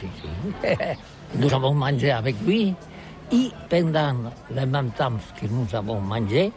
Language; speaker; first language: French; non-native, learner; Catalan